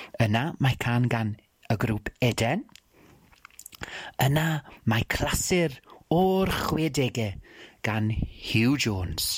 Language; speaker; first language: Welsh; non-native, fluent; English